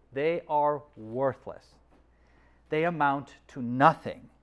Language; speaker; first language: English; native; English